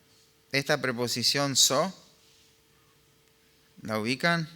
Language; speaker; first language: Spanish; native; Spanish